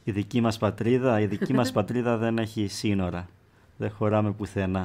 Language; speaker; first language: Greek; native; Greek